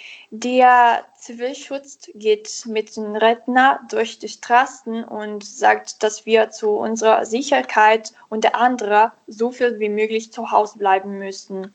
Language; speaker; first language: German; non-native, learner; Italian